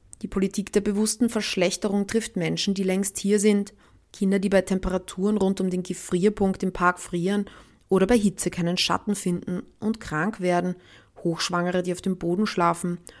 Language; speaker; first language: German; native; German